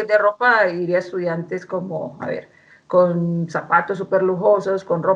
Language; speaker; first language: Spanish; native; Spanish